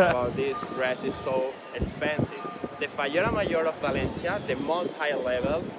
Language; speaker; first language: English; non-native, learner; Spanish